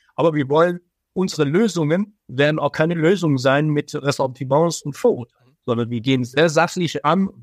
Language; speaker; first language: German; early bilingual, other home language; Persian